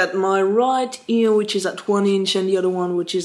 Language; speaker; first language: English; non-native, fluent; French